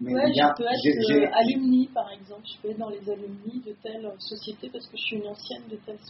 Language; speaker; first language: French; native; French